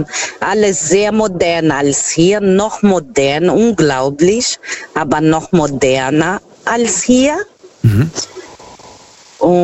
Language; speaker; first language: German; non-native, fluent; Portuguese